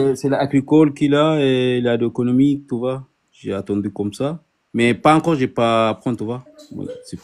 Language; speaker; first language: French; non-native, learner; Arabic